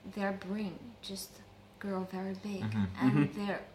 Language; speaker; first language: English; non-native, learner; Chinese